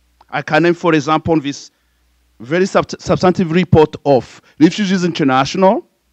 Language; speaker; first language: English; non-native, fluent; Rundi